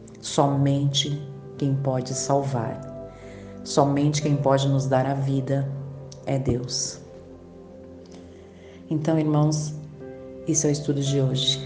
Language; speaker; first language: Portuguese; native; Portuguese